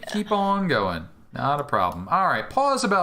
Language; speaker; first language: English; native; English